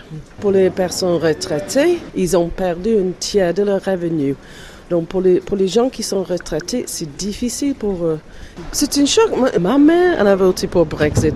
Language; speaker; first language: French; non-native, fluent; English